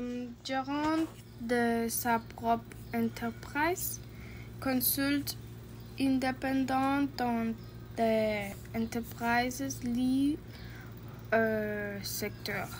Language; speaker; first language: French; non-native, learner; Spanish